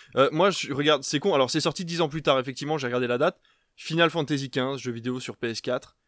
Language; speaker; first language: French; native; French